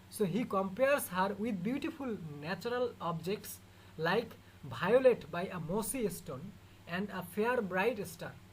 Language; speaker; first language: English; non-native, local second language; Bangla